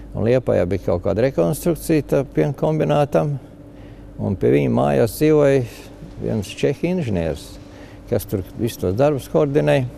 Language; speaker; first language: Latvian; native; Latvian